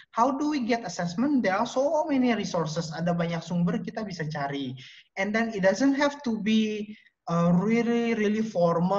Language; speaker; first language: English; non-native, fluent; Indonesian